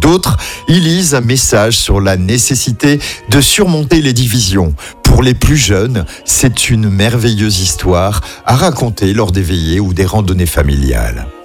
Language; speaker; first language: French; native; French